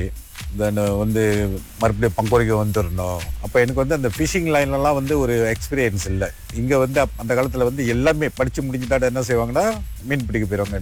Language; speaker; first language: Tamil; early bilingual, heritage; Tamil